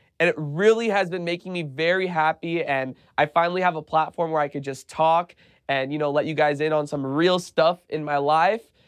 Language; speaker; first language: English; native; English